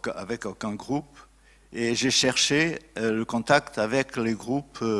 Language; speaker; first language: French; non-native, fluent; Portuguese